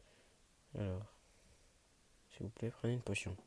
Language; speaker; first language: French; native; French